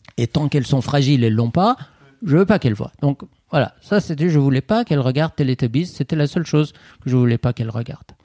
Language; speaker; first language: French; non-native, fluent; Persian